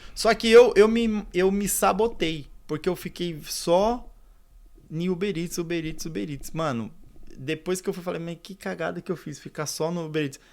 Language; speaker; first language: Portuguese; native; Portuguese